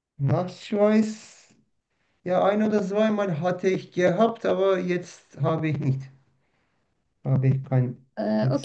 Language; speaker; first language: German; non-native, learner; Turkish